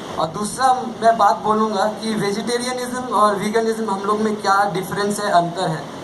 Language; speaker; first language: Hindi; non-native, local second language; Bangla